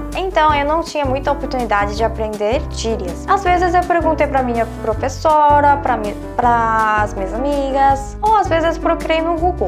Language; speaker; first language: Portuguese; non-native, fluent; Korean